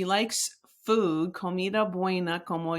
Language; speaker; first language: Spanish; non-native, fluent; English